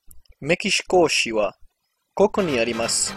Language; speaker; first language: Japanese; non-native, learner; Spanish